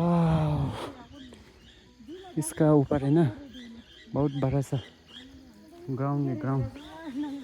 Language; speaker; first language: Hindi; non-native, local second language; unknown